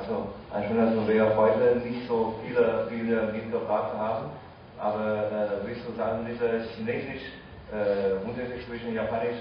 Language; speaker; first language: German; non-native, fluent; Chinese